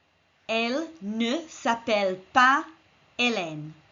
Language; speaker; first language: French; non-native, fluent; English